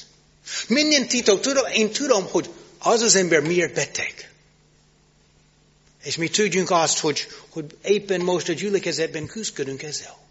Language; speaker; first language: Hungarian; non-native, learner; English